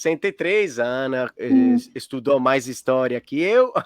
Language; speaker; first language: Portuguese; non-native, fluent; Italian